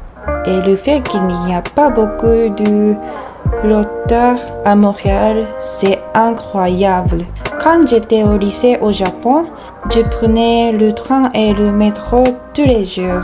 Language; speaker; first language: French; non-native, learner; Japanese